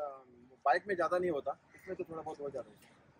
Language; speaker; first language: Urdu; non-native, local second language; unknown